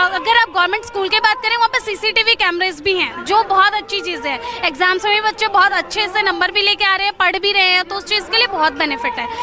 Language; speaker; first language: Hindi; native; Hindi